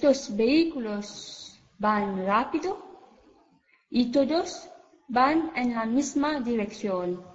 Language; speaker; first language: Spanish; non-native, learner; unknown